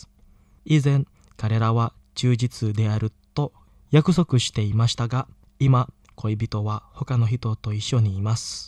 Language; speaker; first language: Japanese; non-native, fluent; Indonesian